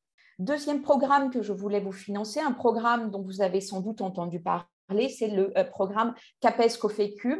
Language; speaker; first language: French; native; French